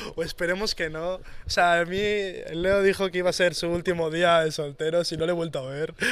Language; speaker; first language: Spanish; native; Spanish